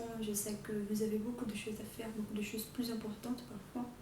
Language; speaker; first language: French; non-native, fluent; Portuguese